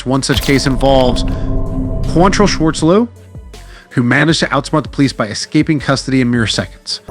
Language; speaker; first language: English; native; English